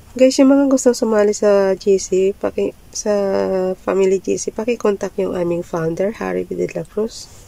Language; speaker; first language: Filipino; non-native, local second language; Masbatenyo